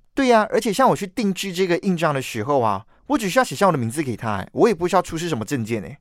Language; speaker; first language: Chinese; native; Chinese